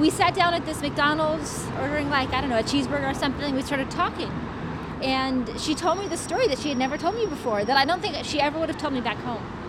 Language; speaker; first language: English; native; English